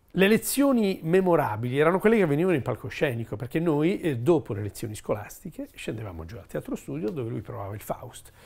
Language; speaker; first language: Italian; native; Italian